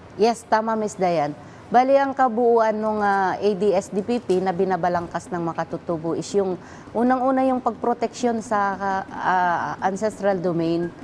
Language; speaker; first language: Filipino; non-native, local second language; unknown